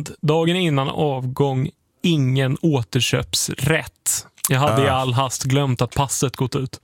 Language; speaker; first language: Swedish; native; Swedish